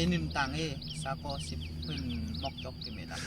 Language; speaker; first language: Korean; non-native, learner; Lao